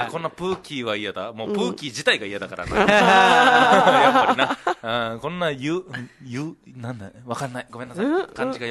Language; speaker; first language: Japanese; native; Japanese